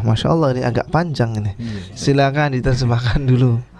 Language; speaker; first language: Indonesian; native; Indonesian